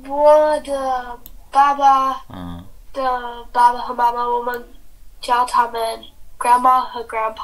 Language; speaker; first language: Chinese; non-native, learner; English